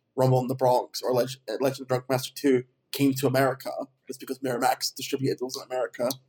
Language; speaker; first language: English; native; English